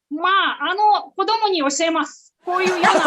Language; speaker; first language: Japanese; non-native, fluent; Russian